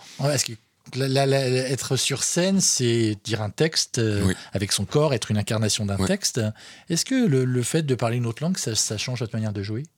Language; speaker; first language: French; native; French